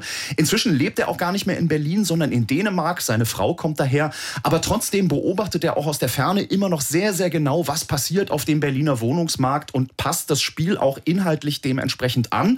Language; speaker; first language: German; native; German